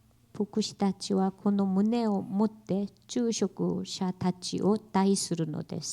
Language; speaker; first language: Japanese; non-native, learner; Korean